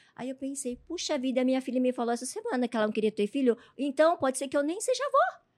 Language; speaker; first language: Portuguese; early bilingual, other home language; Chinese